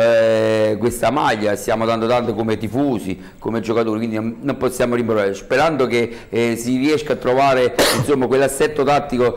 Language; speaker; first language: Italian; native; Italian